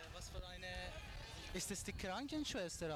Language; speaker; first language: German; non-native, learner; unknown